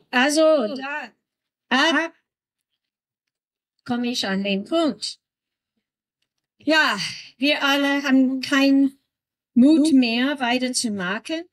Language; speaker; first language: German; non-native, learner; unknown